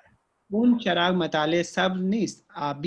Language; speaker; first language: Persian; non-native, learner; Urdu